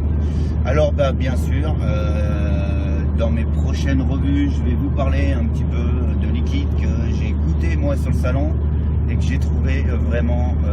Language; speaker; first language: French; native; French